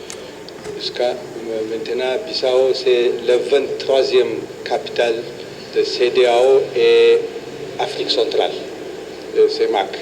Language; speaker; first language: French; non-native, fluent; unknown